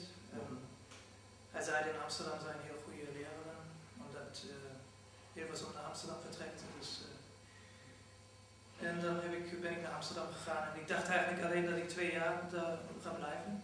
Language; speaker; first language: Dutch; non-native, fluent; German